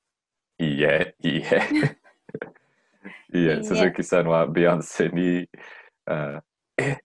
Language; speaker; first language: Japanese; non-native, learner; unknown